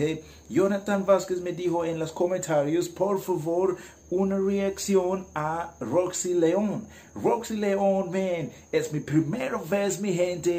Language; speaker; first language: Spanish; non-native, learner; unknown